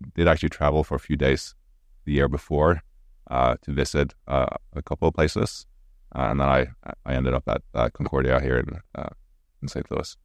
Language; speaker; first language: English; non-native, fluent; Norwegian